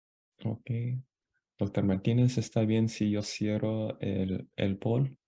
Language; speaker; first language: Spanish; non-native, fluent; English